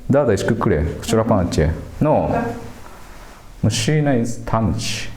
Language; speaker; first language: Russian; non-native, learner; Japanese